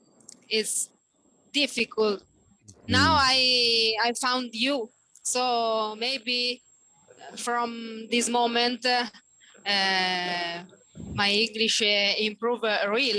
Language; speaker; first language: English; non-native, learner; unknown